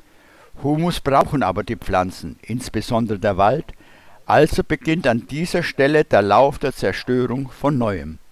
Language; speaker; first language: German; native; German